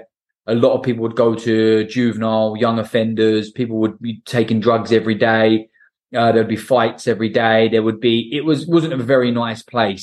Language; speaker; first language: English; native; English